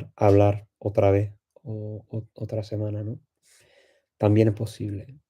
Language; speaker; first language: Spanish; non-native, fluent; English